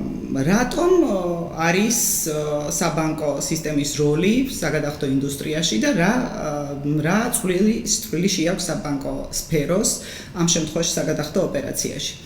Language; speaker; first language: Georgian; native; Georgian